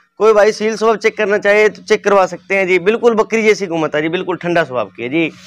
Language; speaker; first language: Hindi; native; Hindi